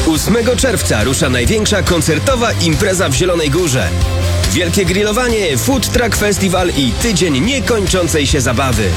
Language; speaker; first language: Polish; native; Polish